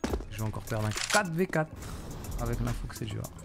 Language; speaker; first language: French; native; French